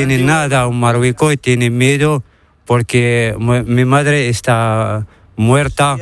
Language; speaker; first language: Spanish; non-native, learner; Arabic